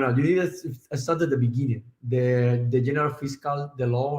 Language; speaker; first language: English; non-native, learner; Spanish